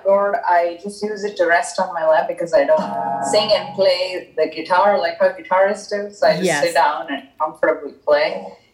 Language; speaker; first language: English; non-native, local second language; Tamil